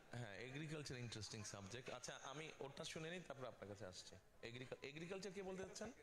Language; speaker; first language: Bangla; native; Bangla